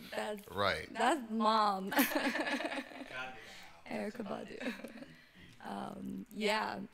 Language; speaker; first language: English; native; English